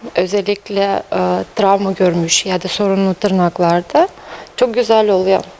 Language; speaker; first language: Turkish; non-native, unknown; Russian